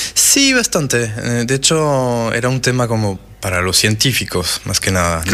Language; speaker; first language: Spanish; non-native, fluent; French